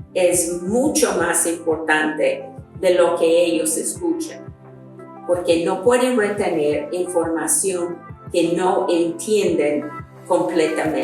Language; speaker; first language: Spanish; non-native, fluent; English